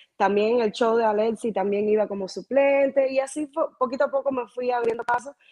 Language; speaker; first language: Spanish; native; Spanish